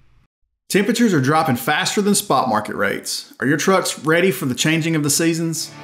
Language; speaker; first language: English; native; English